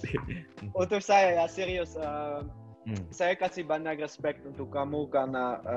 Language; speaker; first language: Indonesian; non-native, learner; Dutch